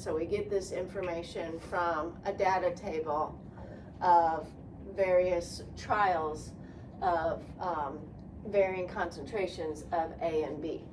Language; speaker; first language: English; native; English